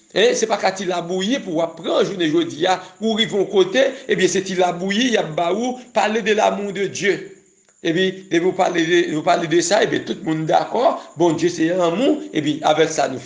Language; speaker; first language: French; non-native, local second language; Haitian Creole